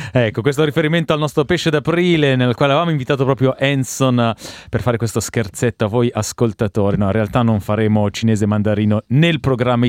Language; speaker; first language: Italian; native; Italian